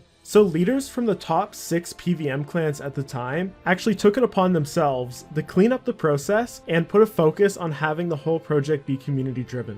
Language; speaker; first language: English; native; English